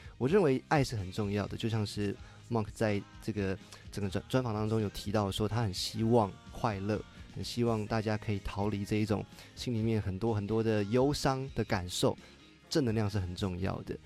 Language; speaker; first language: Chinese; native; Chinese